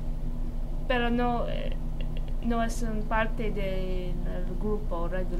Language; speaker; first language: Spanish; non-native, fluent; English